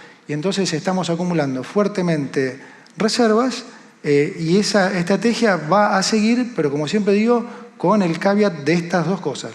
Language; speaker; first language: Spanish; native; Spanish